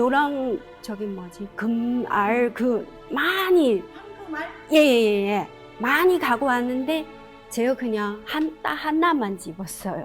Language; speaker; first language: Korean; non-native, learner; Chinese